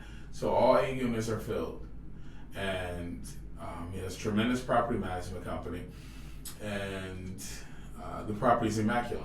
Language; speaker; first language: English; native; English